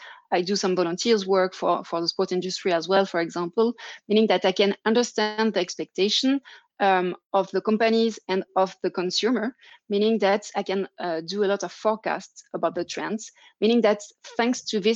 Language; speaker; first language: English; non-native, fluent; French